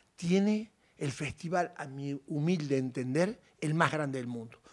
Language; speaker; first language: Spanish; native; Spanish